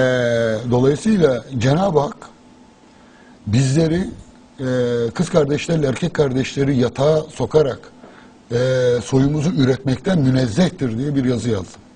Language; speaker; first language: Turkish; native; Turkish